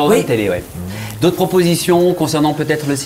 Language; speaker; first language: French; native; French